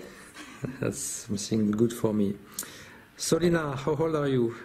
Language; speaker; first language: English; non-native, fluent; French